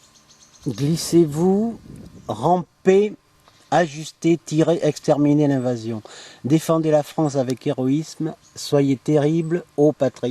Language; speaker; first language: French; native; French